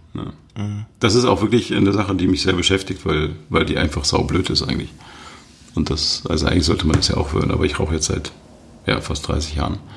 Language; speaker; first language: German; native; German